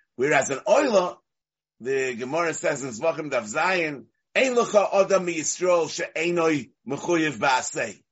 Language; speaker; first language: English; native; English